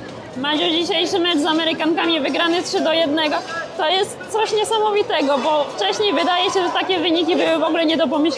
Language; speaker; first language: Polish; native; Polish